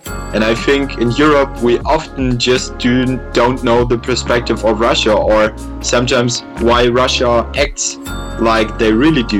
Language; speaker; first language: English; non-native, fluent; German